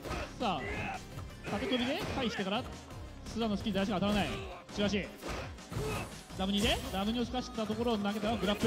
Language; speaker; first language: Japanese; native; Japanese